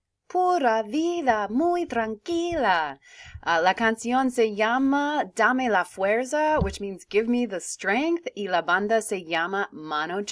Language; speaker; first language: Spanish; non-native, fluent; English